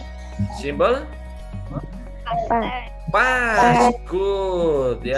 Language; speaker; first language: English; non-native, learner; Indonesian